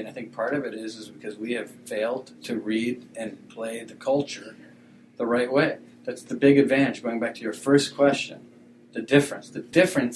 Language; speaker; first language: English; native; English